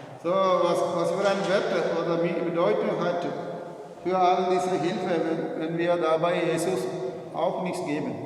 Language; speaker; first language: German; non-native, learner; Malayalam